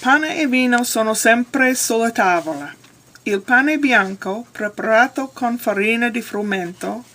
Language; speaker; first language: Italian; non-native, learner; English